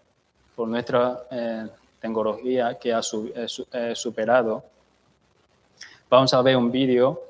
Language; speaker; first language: Spanish; non-native, fluent; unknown